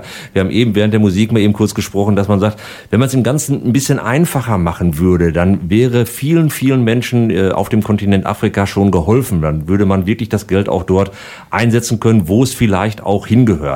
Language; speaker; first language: German; native; German